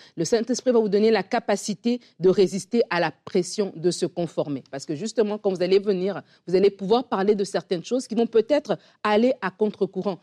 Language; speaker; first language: French; native; French